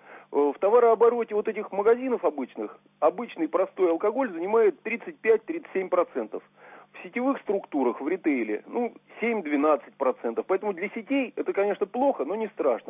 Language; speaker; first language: Russian; native; Russian